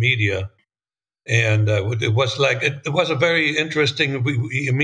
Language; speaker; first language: English; non-native, fluent; German